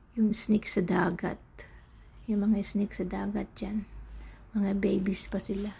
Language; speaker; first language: Filipino; non-native, local second language; Cebuano